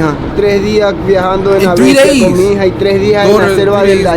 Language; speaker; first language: Spanish; native; Spanish